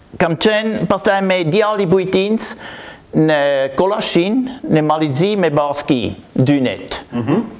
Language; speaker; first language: Albanian; non-native, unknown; German